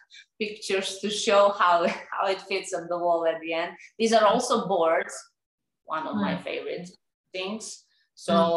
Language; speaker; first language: English; non-native, fluent; Serbian